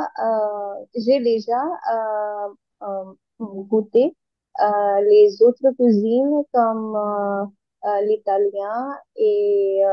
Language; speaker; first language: French; non-native, learner; Hindi